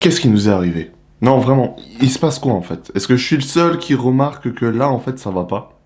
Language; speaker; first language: French; native; French